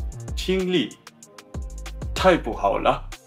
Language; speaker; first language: Chinese; non-native, learner; German